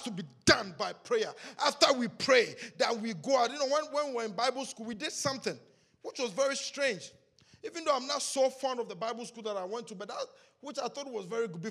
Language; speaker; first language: English; non-native, local second language; Akan